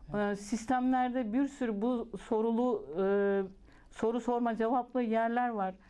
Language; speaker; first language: Turkish; native; Turkish